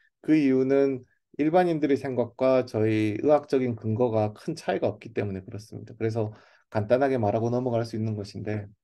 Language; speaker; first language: Korean; native; Korean